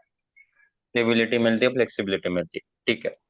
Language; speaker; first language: Hindi; non-native, local second language; Marathi